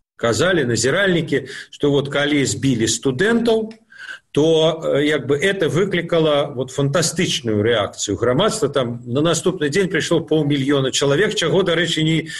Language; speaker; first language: Belarusian; non-native, local second language; Russian